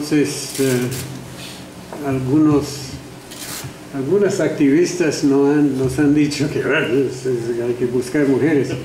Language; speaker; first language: Spanish; non-native, fluent; English